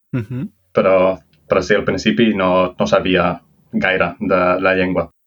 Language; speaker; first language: Catalan; non-native, fluent; English